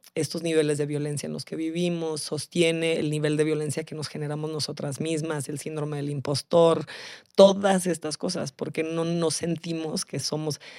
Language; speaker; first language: Spanish; early bilingual, heritage; Spanish